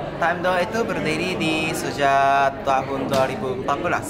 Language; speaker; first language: Indonesian; non-native, fluent; Japanese